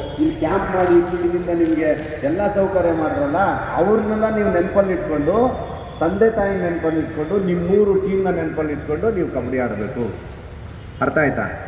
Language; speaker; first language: Kannada; native; Kannada